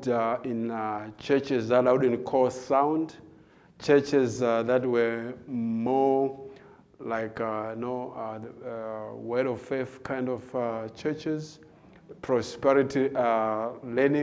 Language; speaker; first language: English; non-native, local second language; Nyanja